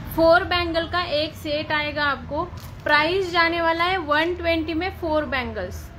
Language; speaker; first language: Hindi; non-native, local second language; Marathi